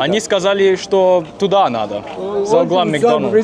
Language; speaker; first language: Russian; non-native, learner; German